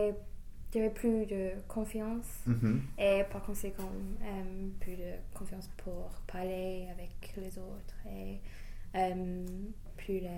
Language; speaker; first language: French; non-native, learner; English